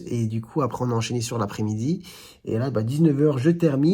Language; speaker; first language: French; native; French